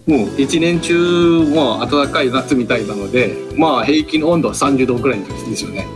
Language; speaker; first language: Japanese; non-native, fluent; Malay